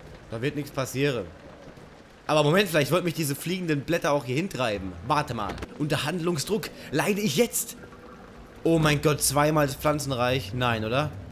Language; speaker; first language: German; native; German